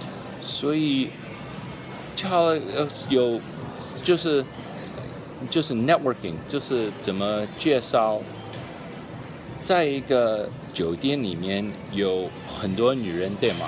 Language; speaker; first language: Chinese; early bilingual, heritage; English